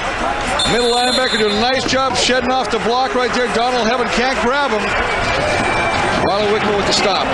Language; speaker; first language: English; native; English